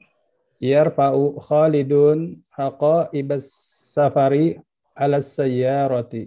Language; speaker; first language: Arabic; non-native, learner; Indonesian